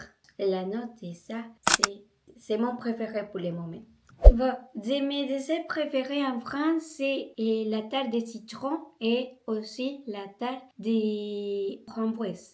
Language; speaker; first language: French; non-native, learner; Spanish